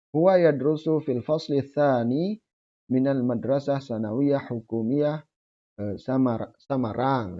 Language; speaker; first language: Arabic; non-native, fluent; Indonesian